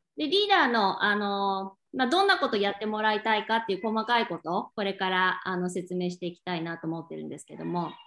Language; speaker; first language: Japanese; native; Japanese